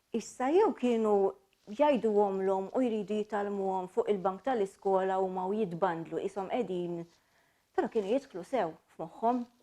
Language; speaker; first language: Maltese; native; Maltese